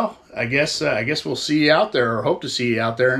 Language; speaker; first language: English; native; English